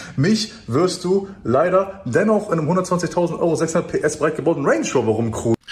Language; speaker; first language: German; early bilingual, other home language; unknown